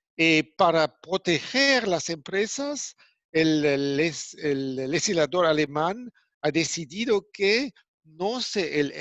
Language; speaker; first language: Spanish; non-native, fluent; German